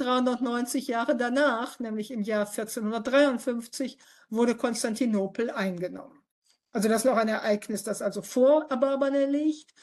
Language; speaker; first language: German; native; German